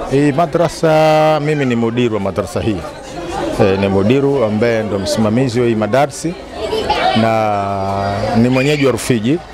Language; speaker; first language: Swahili; native; Swahili